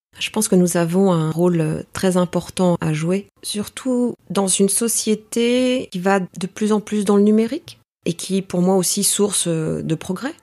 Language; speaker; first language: French; native; French